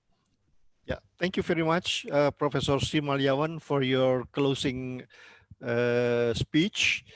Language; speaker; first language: English; non-native, learner; Indonesian